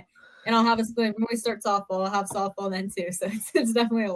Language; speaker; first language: English; native; English